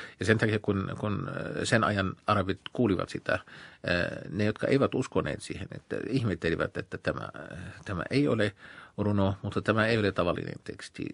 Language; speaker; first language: Finnish; non-native, fluent; Arabic